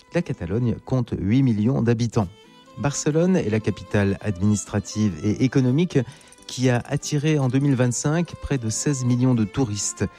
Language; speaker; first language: French; native; French